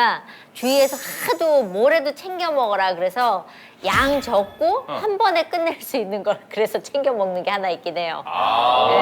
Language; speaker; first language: Korean; native; Korean